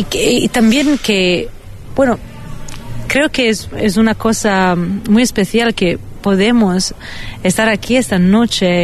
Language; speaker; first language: Spanish; non-native, fluent; Italian